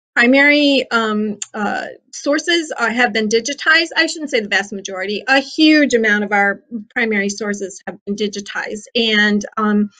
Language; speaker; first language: English; native; English